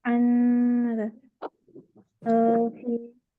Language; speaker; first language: Arabic; non-native, learner; Indonesian